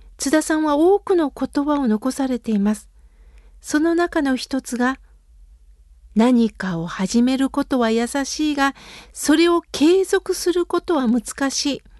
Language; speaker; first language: Japanese; native; Japanese